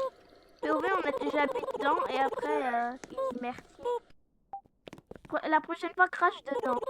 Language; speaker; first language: French; native; French